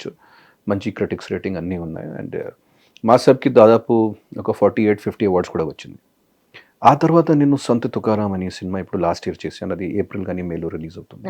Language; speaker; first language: Telugu; non-native, fluent; Hindi